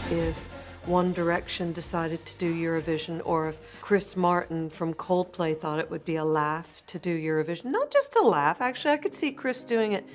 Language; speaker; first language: English; native; English